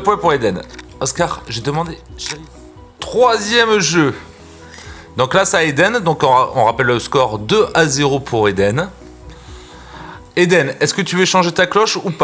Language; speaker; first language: French; native; French